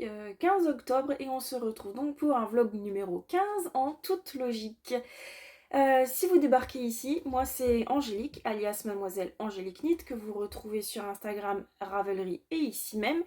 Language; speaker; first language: French; native; French